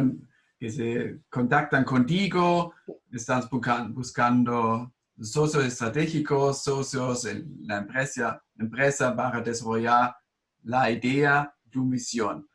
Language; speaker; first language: Spanish; non-native, fluent; German